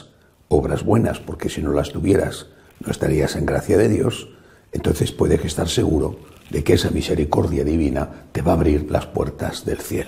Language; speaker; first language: Spanish; native; Spanish